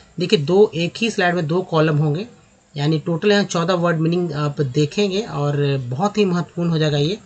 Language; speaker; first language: Hindi; native; Hindi